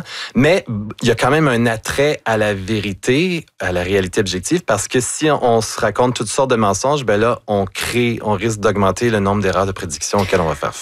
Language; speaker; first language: French; native; French